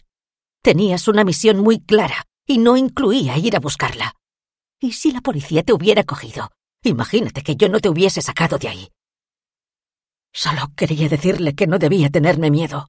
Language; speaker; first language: Spanish; native; Spanish